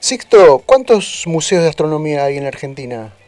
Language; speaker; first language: Spanish; native; Spanish